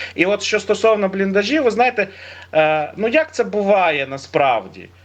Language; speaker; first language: Ukrainian; native; Ukrainian